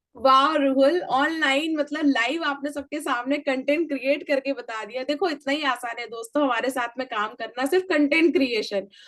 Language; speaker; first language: Hindi; native; Hindi